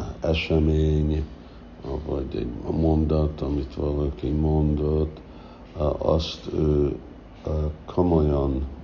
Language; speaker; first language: Hungarian; early bilingual, heritage; Hungarian